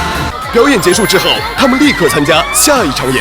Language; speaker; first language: Chinese; native; Chinese